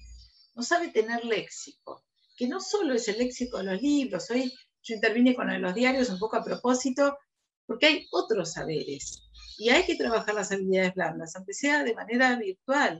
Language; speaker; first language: Spanish; native; Spanish